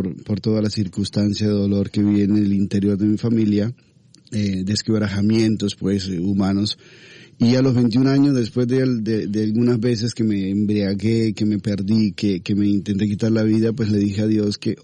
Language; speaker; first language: Spanish; native; Spanish